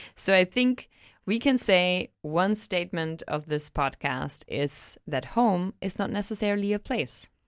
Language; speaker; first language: English; non-native, fluent; German